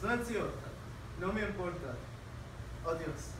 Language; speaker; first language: Spanish; non-native, learner; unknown